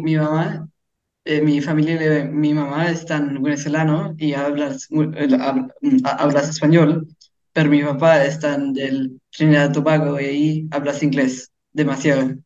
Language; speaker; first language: Spanish; early bilingual, heritage; English